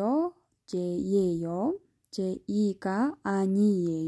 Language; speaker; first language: Korean; non-native, fluent; Kyrgyz